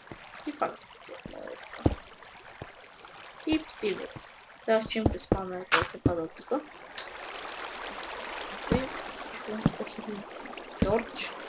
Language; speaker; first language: Bulgarian; native; Bulgarian